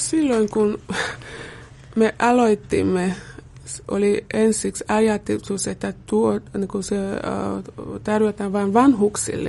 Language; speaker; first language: Finnish; non-native, fluent; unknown